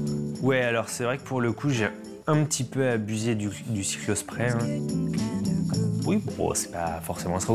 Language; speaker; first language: French; native; French